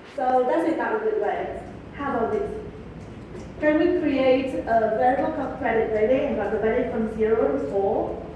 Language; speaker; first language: English; non-native, fluent; Vietnamese